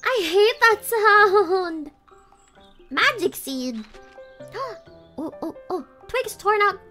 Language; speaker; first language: English; non-native, local second language; Filipino